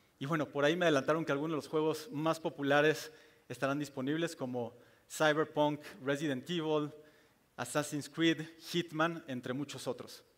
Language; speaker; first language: Spanish; native; Spanish